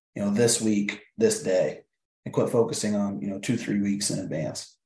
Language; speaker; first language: English; native; English